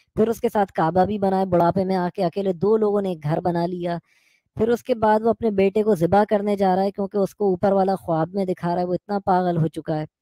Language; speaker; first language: Hindi; native; Hindi